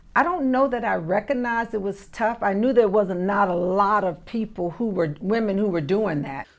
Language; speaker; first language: English; native; English